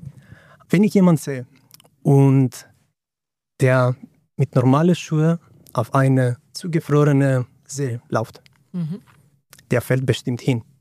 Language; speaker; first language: German; non-native, fluent; Greek